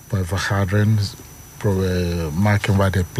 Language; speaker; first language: Dutch; non-native, fluent; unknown